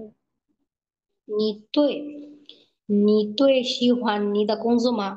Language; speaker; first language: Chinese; non-native, learner; Bangla